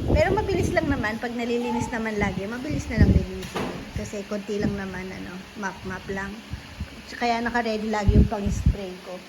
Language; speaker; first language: Filipino; native; Filipino